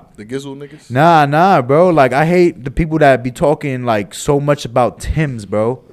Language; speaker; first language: English; native; English